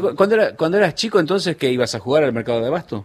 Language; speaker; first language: Spanish; native; Spanish